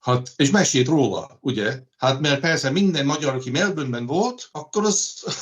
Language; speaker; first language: Hungarian; early bilingual, heritage; Hungarian